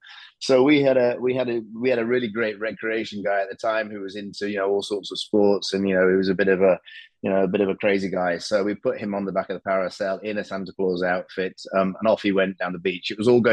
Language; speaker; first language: English; native; English